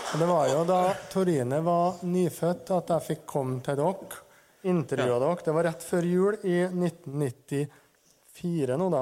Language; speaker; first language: Norwegian; native; Norwegian